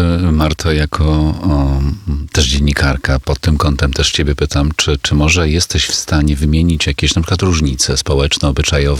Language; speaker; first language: Polish; native; Polish